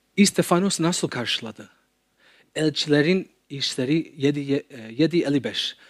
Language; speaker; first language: Turkish; non-native, fluent; English